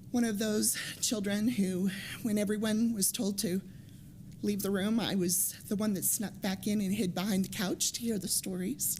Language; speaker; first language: English; native; English